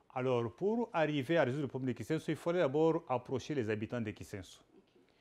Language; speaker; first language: French; non-native, local second language; Lingala